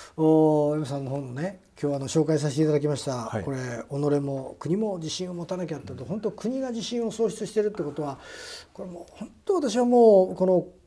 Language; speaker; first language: Japanese; native; Japanese